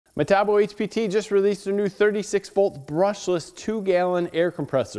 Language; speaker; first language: English; native; English